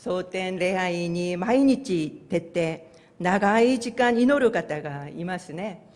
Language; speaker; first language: Japanese; non-native, fluent; Korean